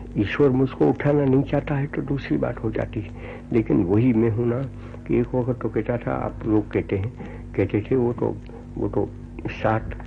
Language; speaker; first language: Hindi; non-native, local second language; Gujarati